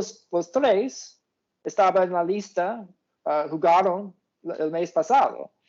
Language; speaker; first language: Spanish; non-native, fluent; English